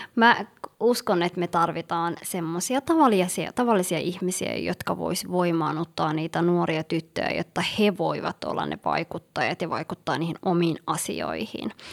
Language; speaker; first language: Finnish; early bilingual, other home language; Somali